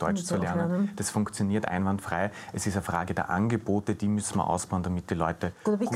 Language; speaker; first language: German; native; German